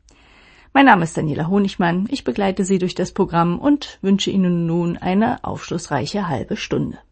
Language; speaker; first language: German; native; German